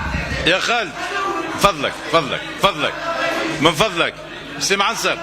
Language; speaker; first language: Arabic; native; Arabic